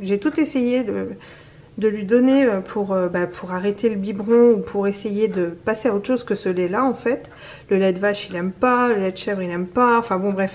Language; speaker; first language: French; native; French